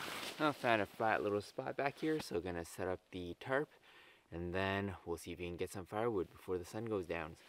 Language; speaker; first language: English; native; English